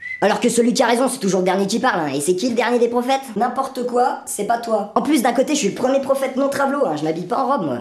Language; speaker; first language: French; native; French